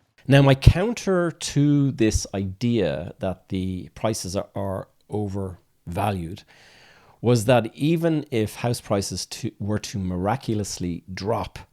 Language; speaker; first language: English; native; English